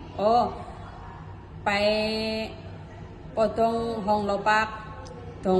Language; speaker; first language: Chinese; non-native, learner; Indonesian